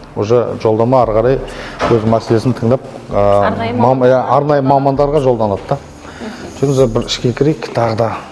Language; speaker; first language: Kazakh; native; Kazakh